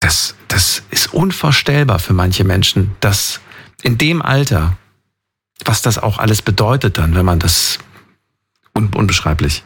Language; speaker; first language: German; native; German